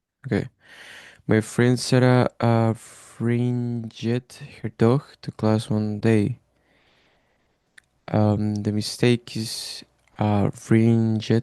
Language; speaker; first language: English; non-native, learner; Spanish